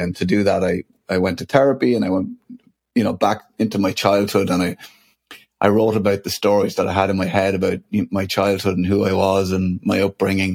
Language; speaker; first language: English; native; English